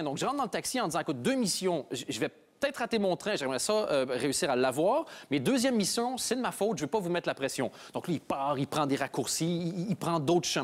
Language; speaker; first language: French; native; French